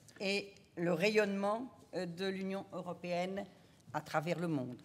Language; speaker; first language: French; native; French